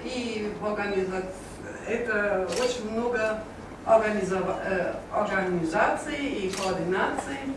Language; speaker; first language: Russian; non-native, learner; German